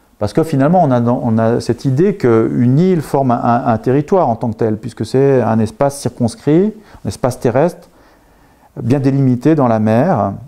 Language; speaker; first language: French; native; French